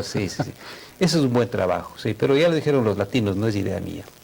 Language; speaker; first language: Spanish; native; Spanish